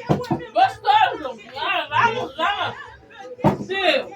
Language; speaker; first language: Portuguese; non-native, learner; Haitian Creole